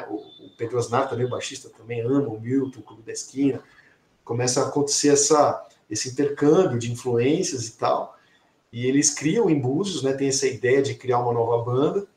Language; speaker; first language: Portuguese; native; Portuguese